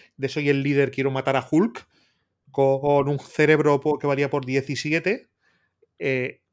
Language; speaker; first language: Spanish; native; Spanish